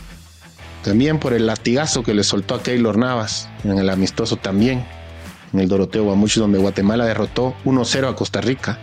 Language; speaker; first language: Spanish; native; Spanish